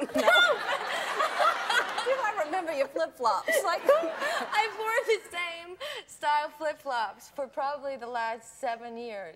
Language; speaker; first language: English; native; English